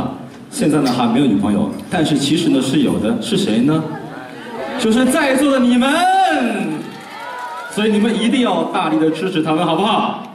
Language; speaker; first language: Chinese; native; Chinese